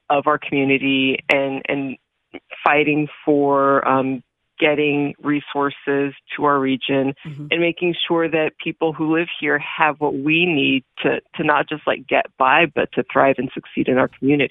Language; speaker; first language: English; early bilingual, other home language; Hebrew